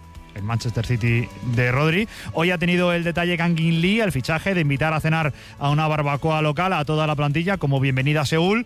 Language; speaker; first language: Spanish; native; Spanish